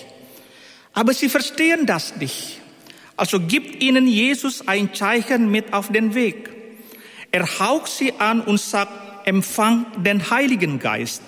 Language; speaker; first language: German; non-native, fluent; Indonesian